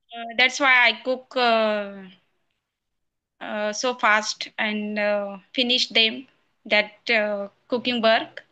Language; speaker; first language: English; non-native, learner; Marathi